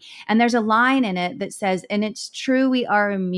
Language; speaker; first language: English; native; English